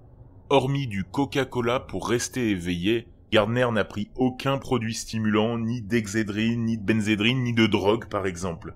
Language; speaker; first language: French; native; French